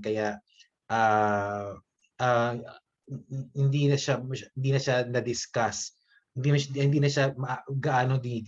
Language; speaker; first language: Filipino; native; Filipino